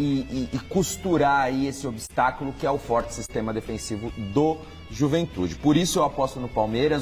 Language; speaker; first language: Portuguese; native; Portuguese